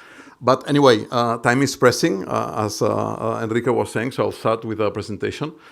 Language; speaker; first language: English; non-native, fluent; Catalan